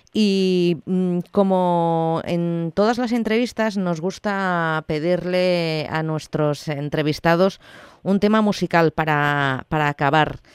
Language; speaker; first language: Spanish; non-native, local second language; Catalan